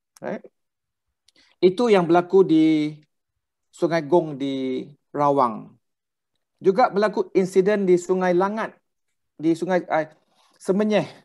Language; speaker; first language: Malay; non-native, local second language; Thai